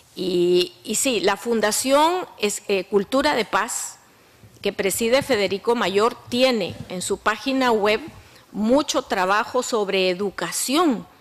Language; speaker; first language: Spanish; native; Spanish